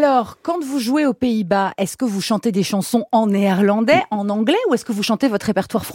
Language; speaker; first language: French; native; French